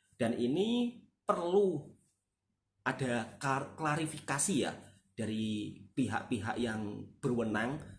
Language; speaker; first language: Indonesian; native; Indonesian